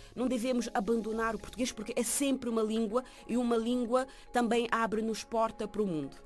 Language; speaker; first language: Portuguese; non-native, local second language; Kabuverdianu